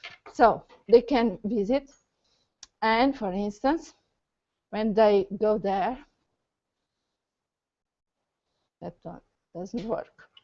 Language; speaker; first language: English; non-native, learner; Portuguese